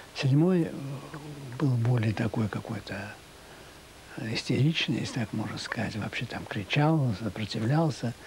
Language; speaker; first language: Russian; native; Russian